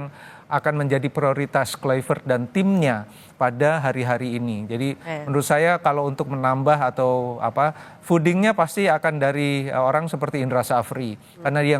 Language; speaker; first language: Indonesian; native; Indonesian